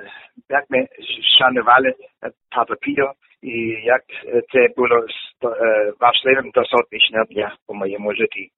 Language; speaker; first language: Ukrainian; non-native, learner; German